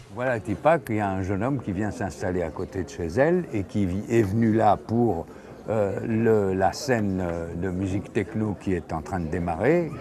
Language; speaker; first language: French; native; French